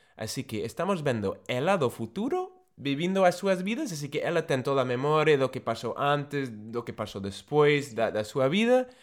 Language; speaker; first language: Galician; non-native, fluent; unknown